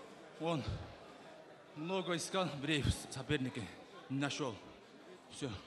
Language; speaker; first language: Russian; non-native, local second language; Kyrgyz